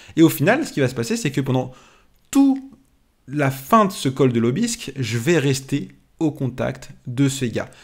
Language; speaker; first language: French; native; French